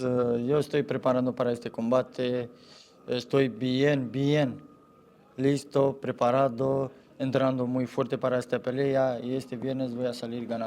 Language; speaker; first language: Spanish; non-native, learner; Romanian